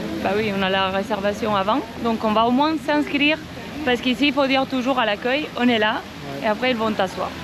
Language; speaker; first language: French; non-native, fluent; Spanish